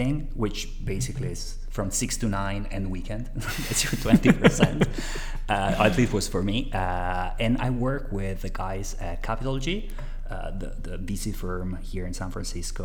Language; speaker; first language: English; non-native, fluent; Italian